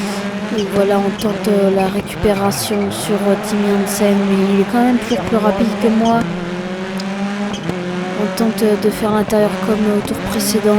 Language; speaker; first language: French; native; French